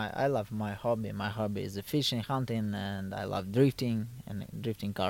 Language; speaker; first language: English; non-native, fluent; Ukrainian